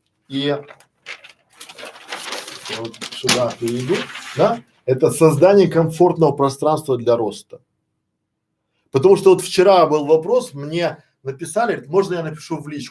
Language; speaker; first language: Russian; native; Russian